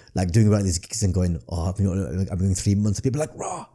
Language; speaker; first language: English; native; English